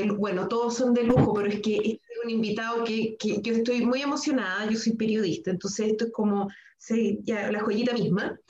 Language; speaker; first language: Spanish; native; Spanish